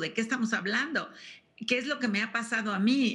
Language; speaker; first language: Spanish; native; Spanish